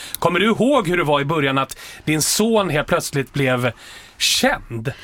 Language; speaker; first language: Swedish; native; Swedish